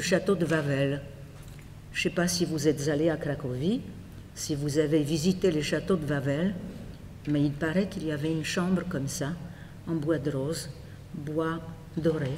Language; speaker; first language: French; non-native, fluent; Polish